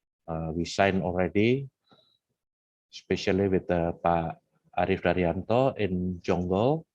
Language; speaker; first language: English; non-native, fluent; Indonesian